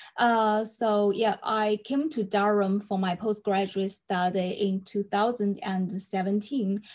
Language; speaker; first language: English; non-native, fluent; Chinese